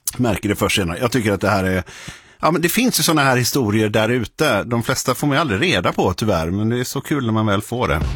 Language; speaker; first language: Swedish; native; Swedish